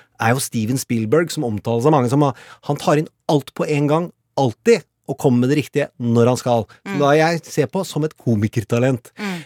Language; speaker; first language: Norwegian; native; Norwegian